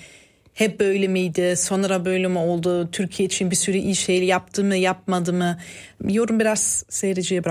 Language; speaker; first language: Turkish; non-native, fluent; German